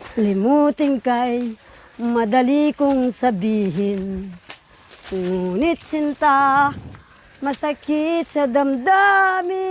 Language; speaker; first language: Filipino; non-native, local second language; Pampanga